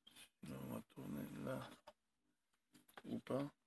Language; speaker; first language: French; non-native, learner; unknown